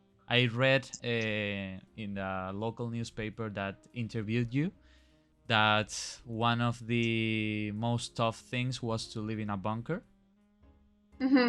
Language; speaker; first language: English; non-native, fluent; Spanish